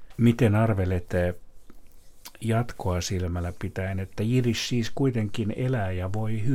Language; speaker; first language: Finnish; native; Finnish